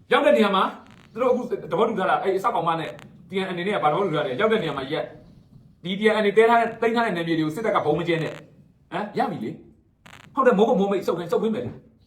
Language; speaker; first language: Burmese; non-native, local second language; Shwe Palaung